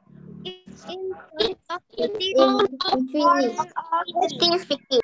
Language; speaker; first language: English; non-native, learner; Indonesian